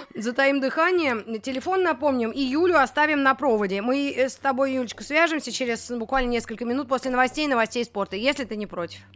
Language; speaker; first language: Russian; native; Russian